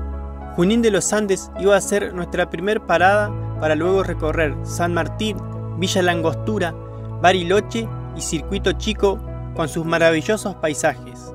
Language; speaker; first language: Spanish; native; Spanish